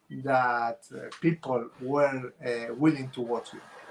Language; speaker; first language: English; non-native, fluent; Spanish